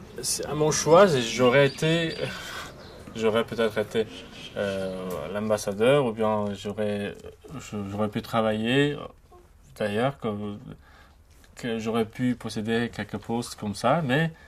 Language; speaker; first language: French; non-native, fluent; Uzbek